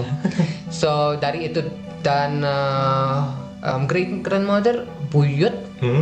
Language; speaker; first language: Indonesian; non-native, fluent; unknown